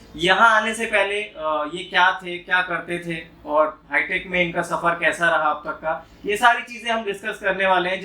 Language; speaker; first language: Hindi; native; Hindi